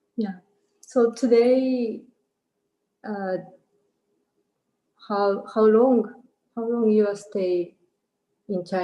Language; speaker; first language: English; non-native, learner; Japanese